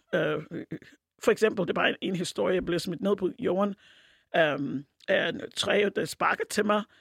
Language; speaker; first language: Danish; non-native, fluent; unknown